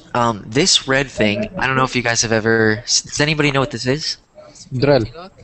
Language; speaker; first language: English; native; English